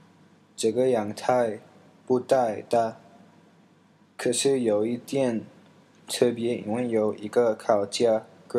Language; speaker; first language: Chinese; non-native, learner; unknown